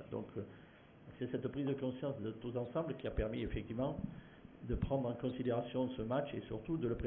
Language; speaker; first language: French; native; French